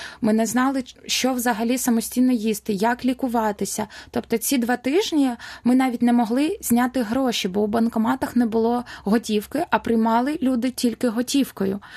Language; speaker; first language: Ukrainian; non-native, local second language; Russian